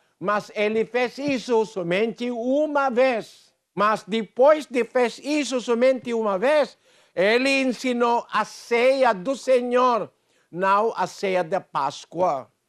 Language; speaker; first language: Portuguese; non-native, fluent; Filipino